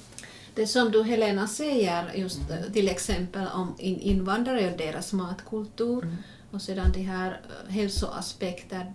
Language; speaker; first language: Swedish; non-native, local second language; Finnish